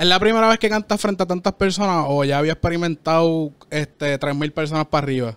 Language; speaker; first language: Spanish; native; Spanish